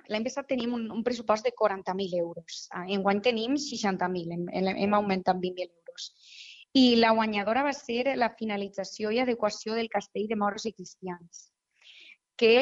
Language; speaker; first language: Catalan; native; Catalan